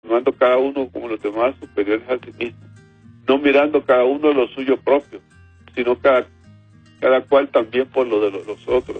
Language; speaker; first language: Spanish; native; Spanish